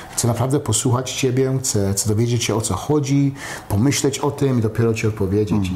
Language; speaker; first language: Polish; early bilingual, heritage; Polish